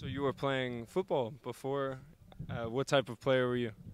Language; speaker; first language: English; native; English